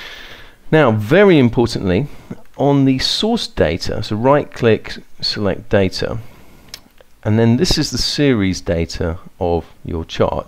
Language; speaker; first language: English; native; English